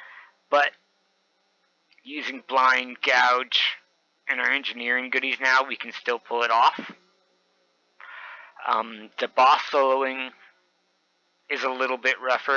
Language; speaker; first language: English; native; English